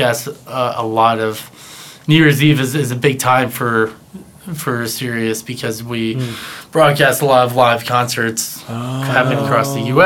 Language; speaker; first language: English; native; English